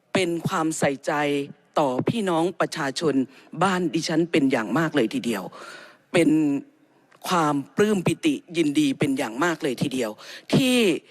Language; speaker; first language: Thai; native; Thai